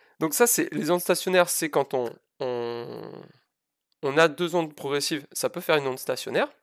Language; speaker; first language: French; native; French